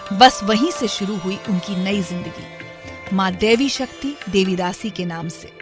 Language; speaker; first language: Hindi; native; Hindi